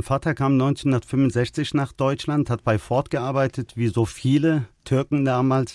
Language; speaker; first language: German; early bilingual, other home language; Turkish